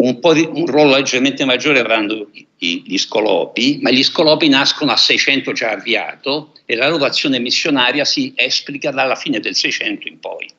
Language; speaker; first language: Italian; native; Italian